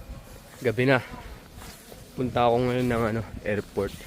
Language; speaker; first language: Filipino; native; Filipino